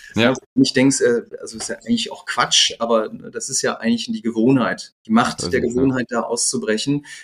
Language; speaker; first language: German; native; German